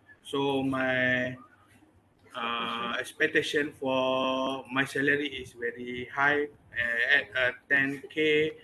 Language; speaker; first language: English; non-native, learner; Malay